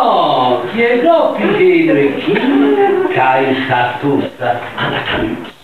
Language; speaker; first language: Greek; non-native, learner; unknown